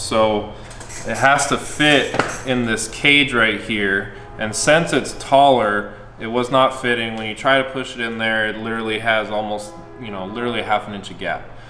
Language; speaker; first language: English; native; English